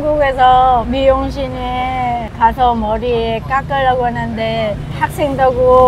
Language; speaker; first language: Korean; non-native, fluent; Vietnamese